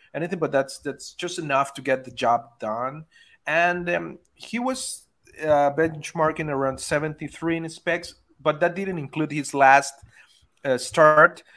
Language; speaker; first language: English; non-native, fluent; Spanish